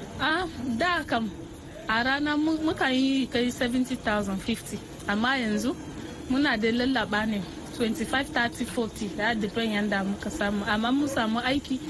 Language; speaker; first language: Hausa; non-native, local second language; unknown